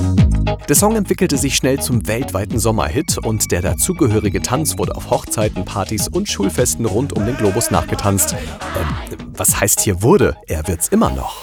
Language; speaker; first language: German; native; German